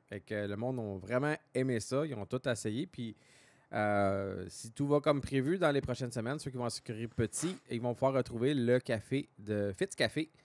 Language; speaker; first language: French; native; French